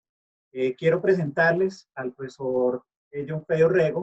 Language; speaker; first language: Spanish; native; Spanish